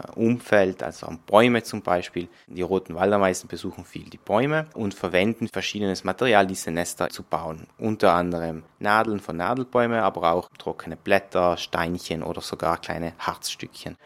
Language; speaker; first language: German; non-native, local second language; Italian